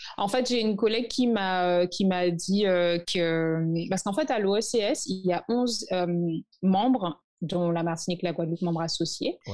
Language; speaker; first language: French; native; French